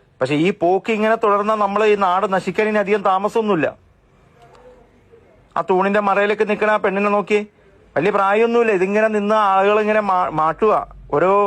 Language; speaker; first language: Malayalam; native; Malayalam